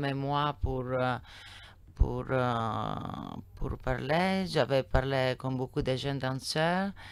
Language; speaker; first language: French; non-native, learner; Italian